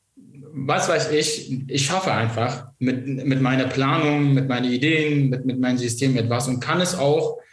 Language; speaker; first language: German; non-native, local second language; Kurdish